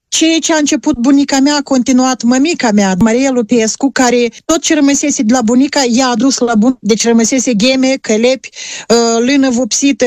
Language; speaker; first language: Romanian; native; Romanian